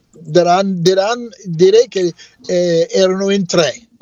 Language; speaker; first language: Italian; non-native, fluent; English